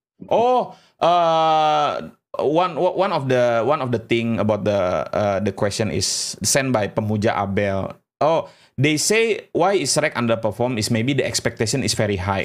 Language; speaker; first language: English; non-native, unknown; Indonesian